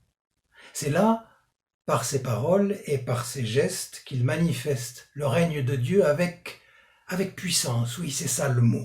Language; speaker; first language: French; native; French